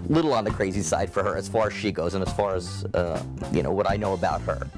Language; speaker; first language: English; native; English